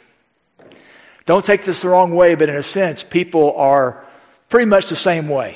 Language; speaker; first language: English; native; English